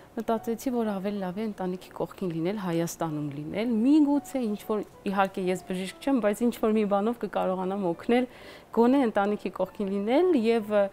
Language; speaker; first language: Armenian; native; Armenian